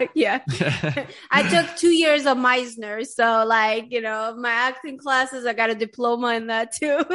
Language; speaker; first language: English; non-native, fluent; Swedish